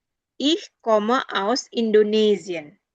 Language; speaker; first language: German; non-native, fluent; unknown